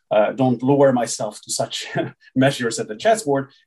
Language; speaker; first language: English; early bilingual, other home language; Hungarian